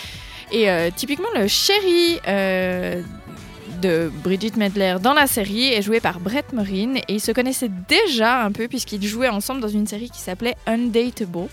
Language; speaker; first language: French; native; French